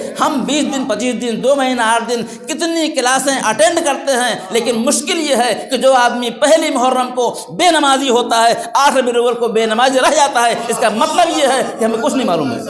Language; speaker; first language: Urdu; native; Urdu